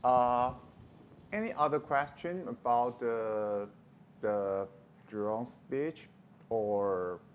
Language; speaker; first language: English; non-native, learner; Chinese